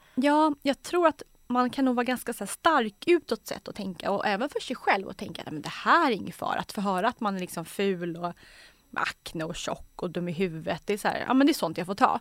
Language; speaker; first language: Swedish; native; Swedish